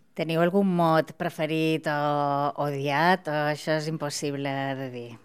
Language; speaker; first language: Catalan; native; Catalan